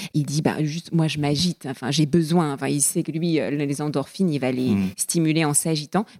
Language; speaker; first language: French; native; French